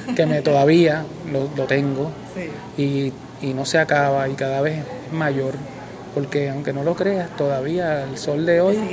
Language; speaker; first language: Spanish; native; Spanish